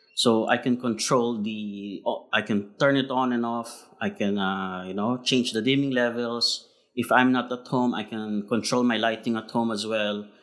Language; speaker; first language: English; non-native, local second language; Filipino